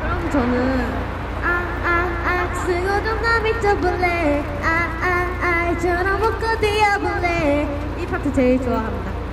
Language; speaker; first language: Korean; non-native, fluent; Japanese